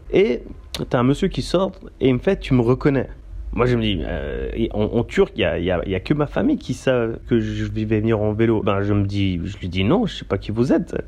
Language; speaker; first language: French; early bilingual, other home language; Turkish